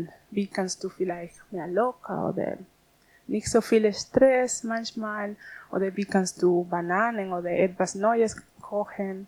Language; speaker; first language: German; non-native, learner; Spanish